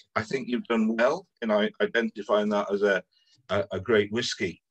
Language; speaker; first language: English; native; English